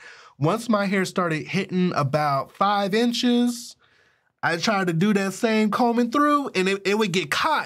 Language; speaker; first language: English; native; English